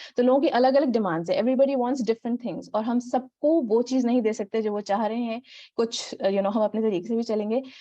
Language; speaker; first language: Urdu; native; Urdu